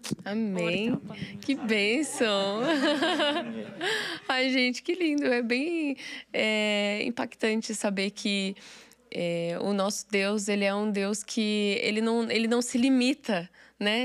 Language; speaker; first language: Portuguese; native; Portuguese